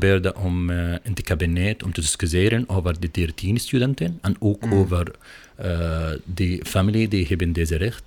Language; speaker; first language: Dutch; non-native, learner; Arabic